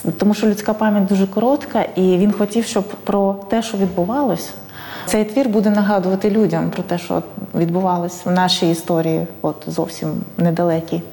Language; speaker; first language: Ukrainian; native; Ukrainian